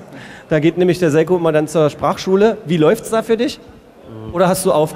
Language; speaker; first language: German; native; German